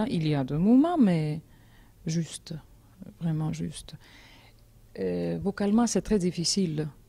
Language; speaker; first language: French; non-native, learner; Georgian